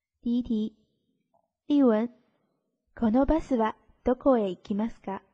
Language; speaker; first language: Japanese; non-native, fluent; Chinese